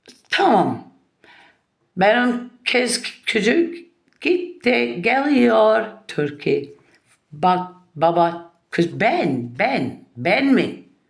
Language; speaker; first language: Turkish; non-native, learner; English